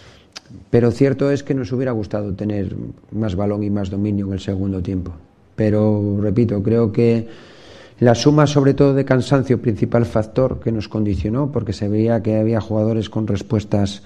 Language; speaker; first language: Spanish; native; Spanish